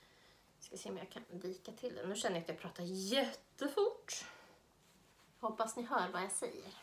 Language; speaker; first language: Swedish; native; Swedish